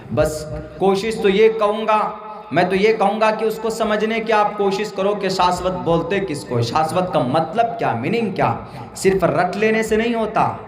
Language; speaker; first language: Urdu; native; Urdu